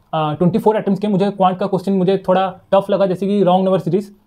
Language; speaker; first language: Hindi; non-native, local second language; Odia